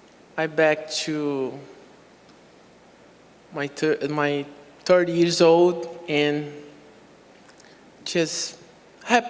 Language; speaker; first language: English; non-native, local second language; Portuguese